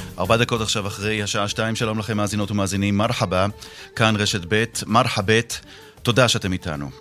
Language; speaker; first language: Hebrew; native; Hebrew